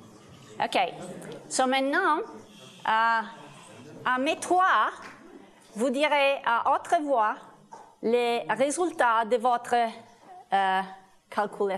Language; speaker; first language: French; non-native, learner; Italian